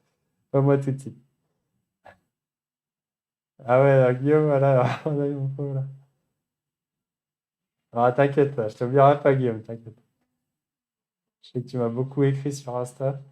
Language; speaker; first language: French; native; French